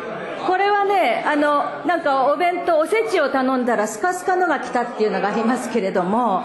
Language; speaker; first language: Japanese; native; Japanese